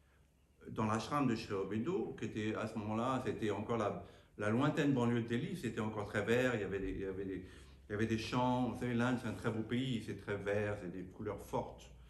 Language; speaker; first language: French; native; French